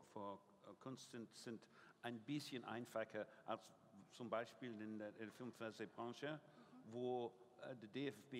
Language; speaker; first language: German; non-native, learner; English